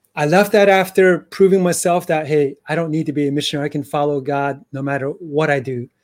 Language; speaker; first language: English; early bilingual, other home language; Chinese